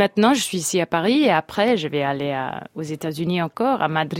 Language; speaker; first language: French; non-native, fluent; Spanish